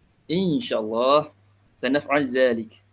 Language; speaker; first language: Arabic; non-native, learner; Malay